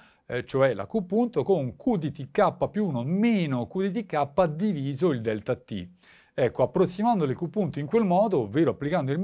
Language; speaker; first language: Italian; native; Italian